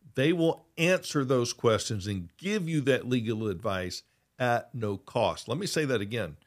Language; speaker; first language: English; native; English